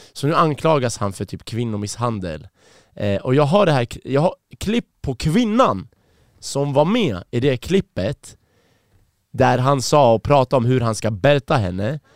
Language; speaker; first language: Swedish; early bilingual, other home language; Persian